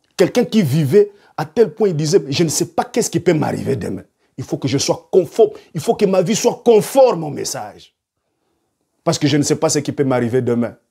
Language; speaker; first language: French; non-native, local second language; Lingala